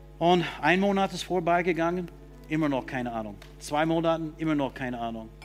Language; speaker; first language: German; non-native, fluent; English